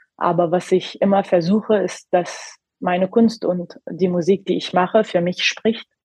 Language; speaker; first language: German; non-native, fluent; Arabic